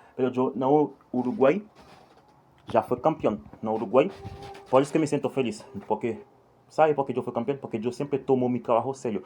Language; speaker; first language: Spanish; non-native, learner; Haitian Creole